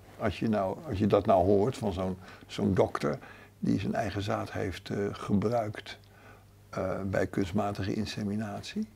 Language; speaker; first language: Dutch; native; Dutch